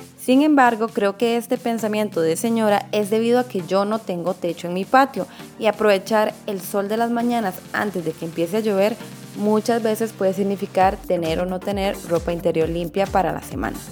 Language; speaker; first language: Spanish; native; Spanish